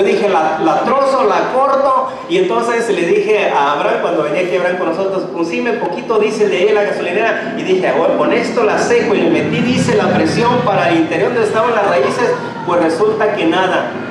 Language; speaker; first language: Spanish; native; Spanish